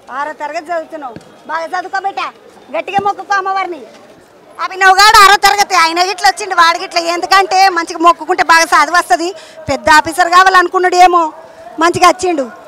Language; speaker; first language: Telugu; native; Telugu